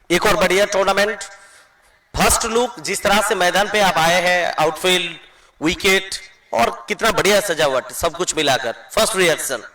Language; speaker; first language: Hindi; non-native, local second language; Bangla